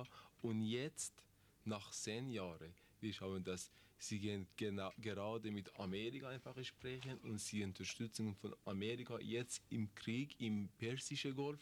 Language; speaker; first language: German; non-native, learner; Persian